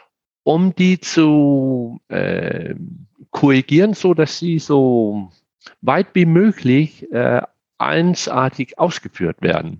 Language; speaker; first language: German; non-native, fluent; Danish